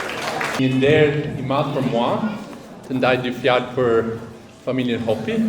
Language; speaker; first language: Albanian; non-native, fluent; English